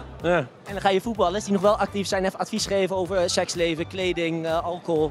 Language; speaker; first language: Dutch; native; Dutch